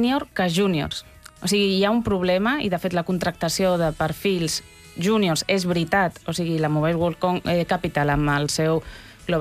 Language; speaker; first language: Catalan; non-native, local second language; Spanish